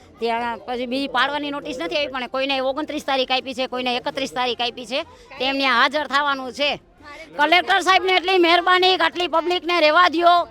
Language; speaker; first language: Gujarati; native; Gujarati